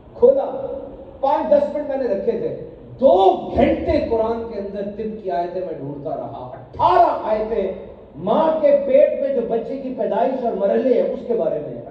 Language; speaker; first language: Urdu; native; Urdu